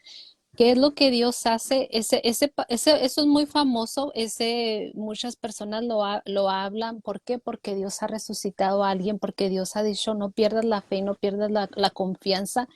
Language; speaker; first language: Spanish; native; Spanish